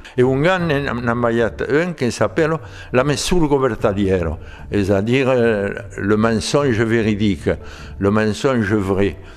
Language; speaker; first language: Occitan; native; Occitan